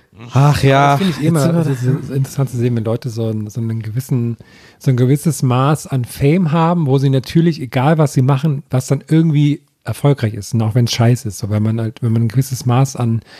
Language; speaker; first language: German; native; German